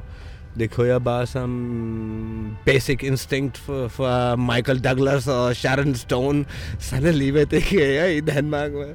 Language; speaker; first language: Danish; non-native, fluent; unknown